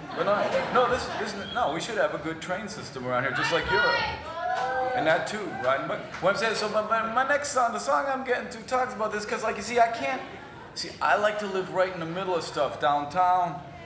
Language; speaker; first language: English; native; English